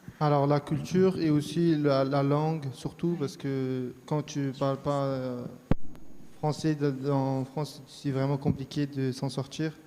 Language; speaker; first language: French; early bilingual, other home language; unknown